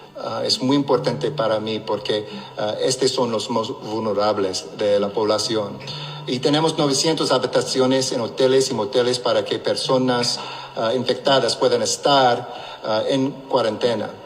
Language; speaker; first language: Spanish; non-native, local second language; English